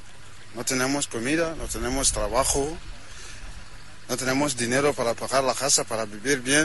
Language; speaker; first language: Spanish; non-native, learner; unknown